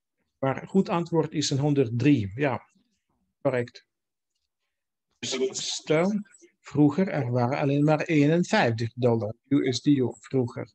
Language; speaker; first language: Dutch; non-native, fluent; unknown